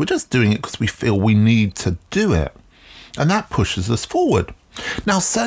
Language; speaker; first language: English; native; English